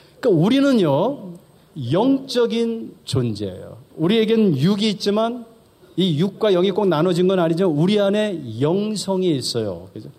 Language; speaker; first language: Korean; early bilingual, heritage; Korean